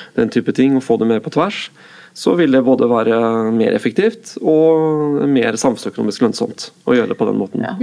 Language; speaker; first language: Norwegian; native; Norwegian